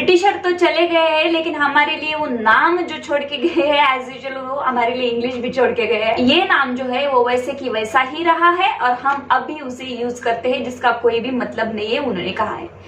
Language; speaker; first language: Hindi; non-native, local second language; Marathi